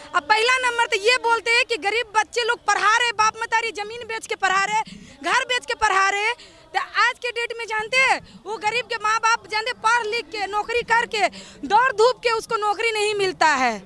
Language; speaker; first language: Hindi; native; Hindi